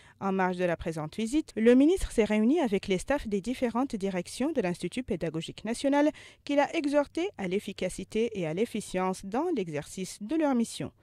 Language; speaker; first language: French; non-native, local second language; Arabic